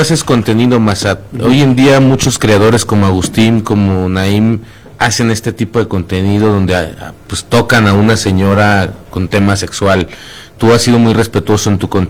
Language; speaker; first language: Spanish; native; Spanish